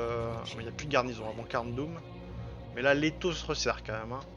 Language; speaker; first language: French; native; French